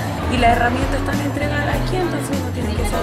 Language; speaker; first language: Spanish; native; Spanish